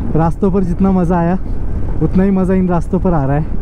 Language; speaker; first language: Hindi; non-native, local second language; Marathi